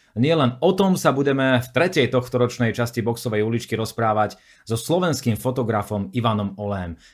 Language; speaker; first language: Slovak; native; Slovak